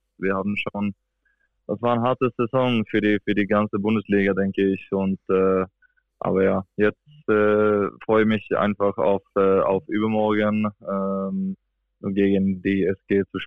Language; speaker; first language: German; non-native, fluent; Swedish